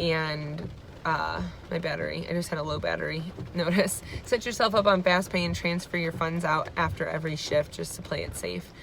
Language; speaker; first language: English; native; English